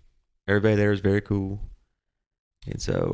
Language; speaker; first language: English; native; English